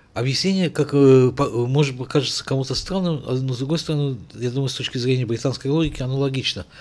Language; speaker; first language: Russian; native; Russian